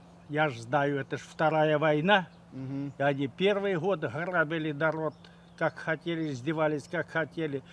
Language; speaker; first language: Russian; native; Russian